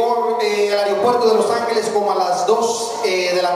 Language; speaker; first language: Spanish; native; Spanish